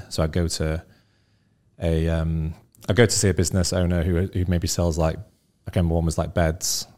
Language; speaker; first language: English; native; English